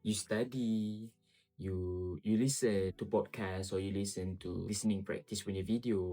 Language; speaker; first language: English; non-native, local second language; Malay